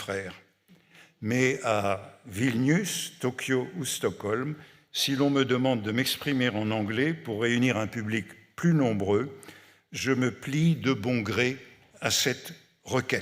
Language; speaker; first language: French; native; French